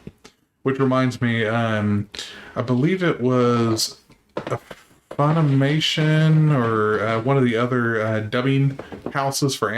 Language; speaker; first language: English; native; English